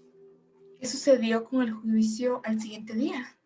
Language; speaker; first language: Spanish; native; Spanish